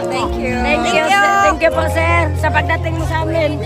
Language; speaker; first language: Filipino; non-native, local second language; Cebuano